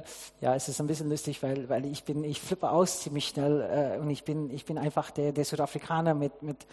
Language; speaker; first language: German; non-native, fluent; English